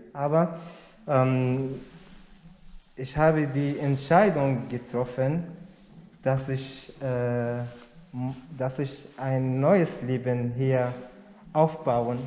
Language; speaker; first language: German; non-native, learner; Arabic